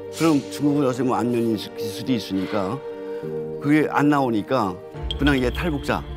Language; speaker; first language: Korean; native; Korean